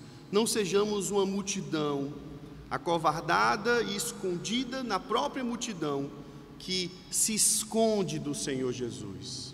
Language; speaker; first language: Portuguese; native; Portuguese